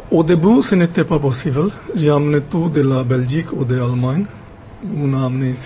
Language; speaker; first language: French; non-native, fluent; Punjabi